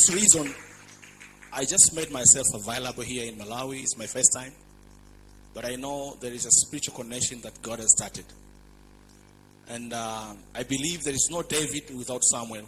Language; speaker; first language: English; non-native, local second language; Swahili